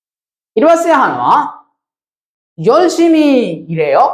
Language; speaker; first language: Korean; non-native, fluent; Sinhala